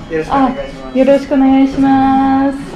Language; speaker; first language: Japanese; non-native, learner; English